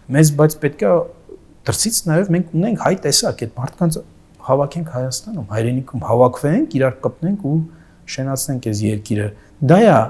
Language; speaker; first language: Armenian; native; Armenian